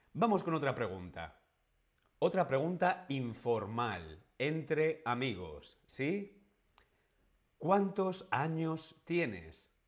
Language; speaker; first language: Spanish; native; Spanish